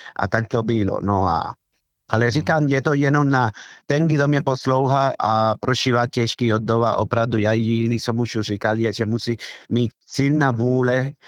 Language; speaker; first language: Czech; non-native, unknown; Spanish